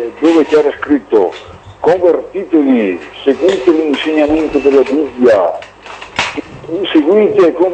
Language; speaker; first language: Italian; native; Italian